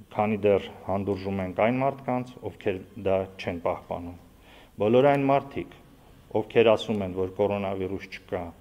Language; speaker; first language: Armenian; native; Armenian